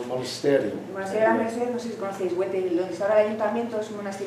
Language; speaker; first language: Spanish; native; Spanish